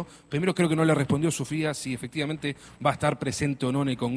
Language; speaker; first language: Spanish; native; Spanish